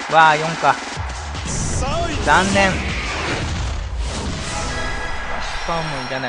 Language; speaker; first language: Japanese; native; Japanese